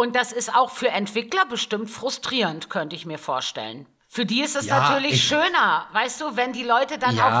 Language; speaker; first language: German; native; German